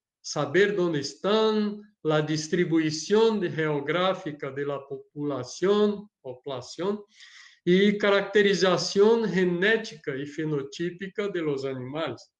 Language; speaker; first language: Spanish; non-native, learner; Portuguese